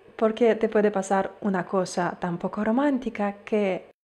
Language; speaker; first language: Spanish; non-native, fluent; Ukrainian